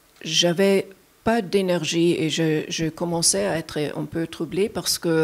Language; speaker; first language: French; non-native, fluent; German